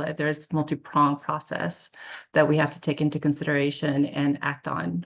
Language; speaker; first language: English; early bilingual, other home language; Korean